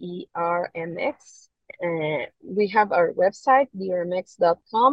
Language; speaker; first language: English; non-native, fluent; Spanish